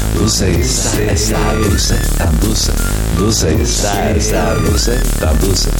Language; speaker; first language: Spanish; non-native, fluent; English